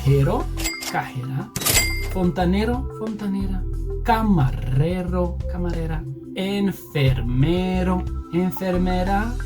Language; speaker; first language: Spanish; non-native, fluent; English